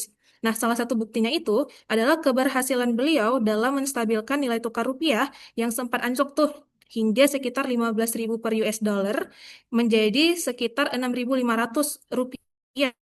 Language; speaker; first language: Indonesian; native; Indonesian